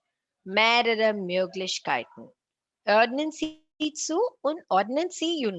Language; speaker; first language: German; non-native, fluent; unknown